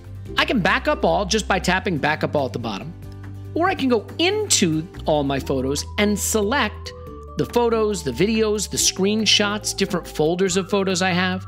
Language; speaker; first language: English; native; English